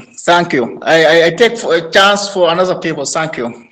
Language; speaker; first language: English; non-native, learner; Arabic